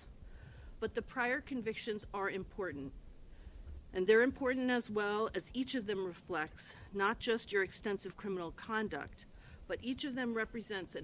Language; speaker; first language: English; native; English